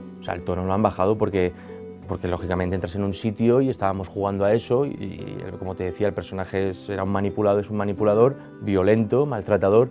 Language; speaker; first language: Spanish; native; Spanish